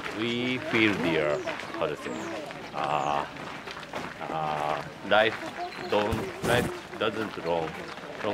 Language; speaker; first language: English; non-native, learner; French